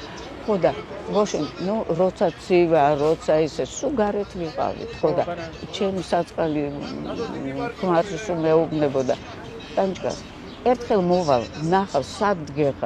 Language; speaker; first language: Georgian; non-native, local second language; Russian